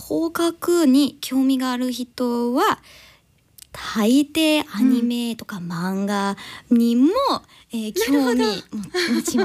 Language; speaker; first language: Japanese; non-native, learner; English